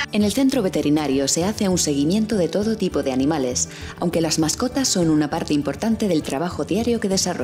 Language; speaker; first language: Spanish; native; Spanish